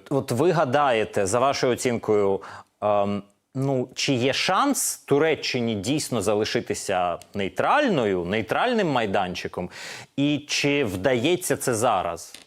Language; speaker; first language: Ukrainian; native; Ukrainian